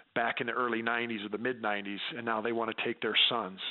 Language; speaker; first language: English; native; English